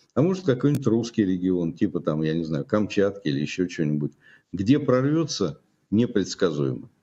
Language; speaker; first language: Russian; native; Russian